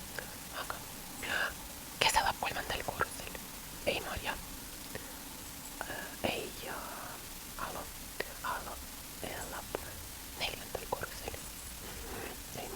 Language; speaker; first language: Estonian; non-native, learner; Russian